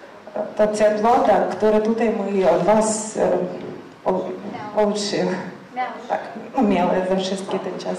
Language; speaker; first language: Polish; non-native, learner; Ukrainian